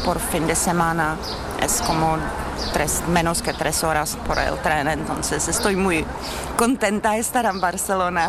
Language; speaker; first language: Spanish; non-native, fluent; Czech